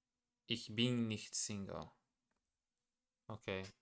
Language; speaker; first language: German; non-native, learner; English